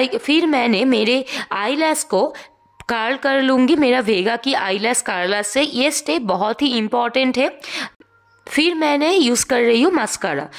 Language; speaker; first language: Hindi; non-native, local second language; Bangla